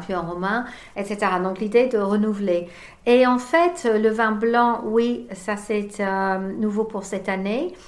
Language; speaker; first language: French; non-native, fluent; English